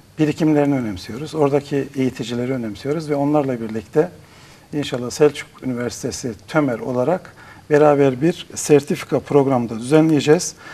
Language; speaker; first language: Turkish; native; Turkish